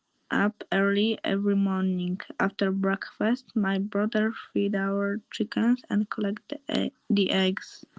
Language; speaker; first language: English; non-native, learner; Polish